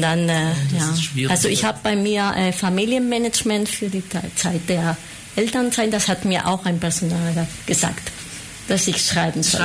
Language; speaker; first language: German; non-native, fluent; Spanish